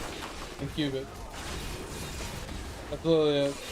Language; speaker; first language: English; native; English